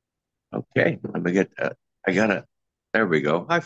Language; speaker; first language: English; native; English